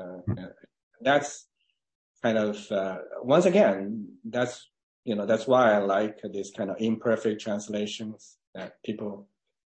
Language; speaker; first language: English; non-native, fluent; Chinese